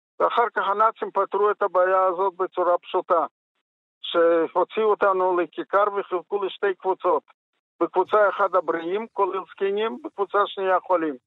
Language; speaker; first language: Hebrew; non-native, fluent; Yiddish